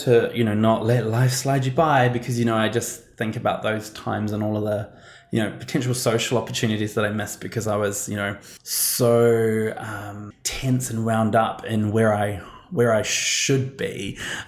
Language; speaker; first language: English; native; English